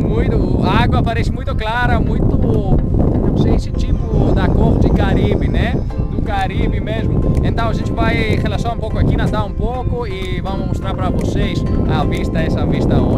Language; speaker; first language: Portuguese; non-native, learner; Greek